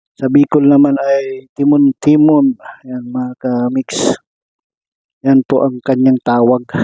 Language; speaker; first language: Filipino; non-native, local second language; Bikol